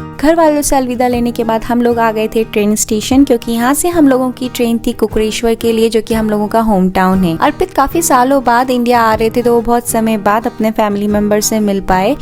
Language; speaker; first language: Hindi; native; Hindi